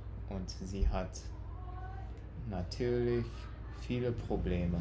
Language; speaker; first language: German; non-native, learner; English